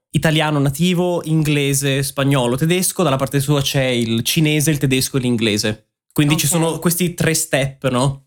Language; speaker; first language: Italian; native; Italian